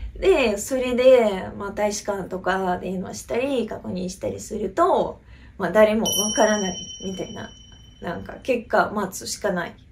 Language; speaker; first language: Japanese; non-native, fluent; Russian